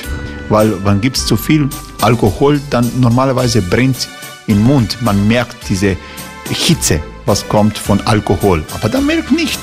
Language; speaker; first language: German; non-native, fluent; Croatian